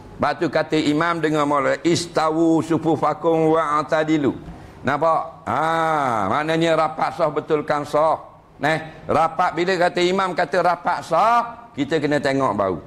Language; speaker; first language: Malay; native; Malay